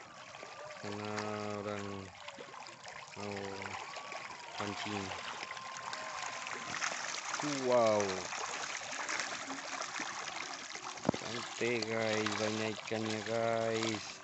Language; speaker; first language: Indonesian; non-native, fluent; Bangla